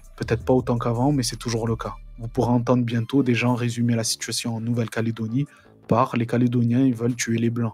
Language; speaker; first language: French; native; French